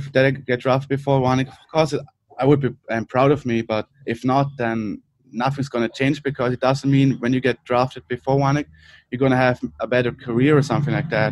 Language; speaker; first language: English; non-native, fluent; German